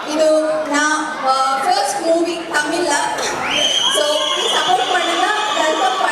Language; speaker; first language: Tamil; non-native, learner; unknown